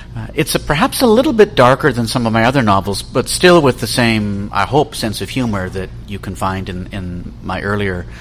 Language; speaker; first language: English; native; English